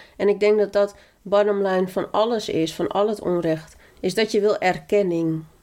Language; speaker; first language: Dutch; early bilingual, other home language; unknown